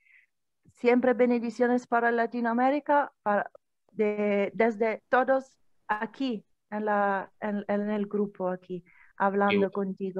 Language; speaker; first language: Spanish; non-native, learner; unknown